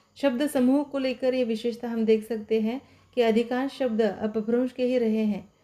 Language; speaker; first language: Hindi; non-native, local second language; Marathi